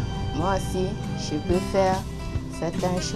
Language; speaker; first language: French; non-native, local second language; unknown